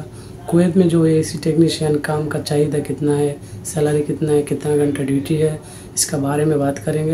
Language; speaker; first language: Hindi; non-native, fluent; Bangla